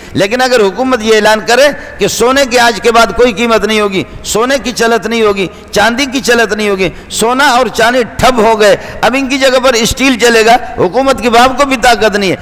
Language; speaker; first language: Urdu; non-native, local second language; Brahui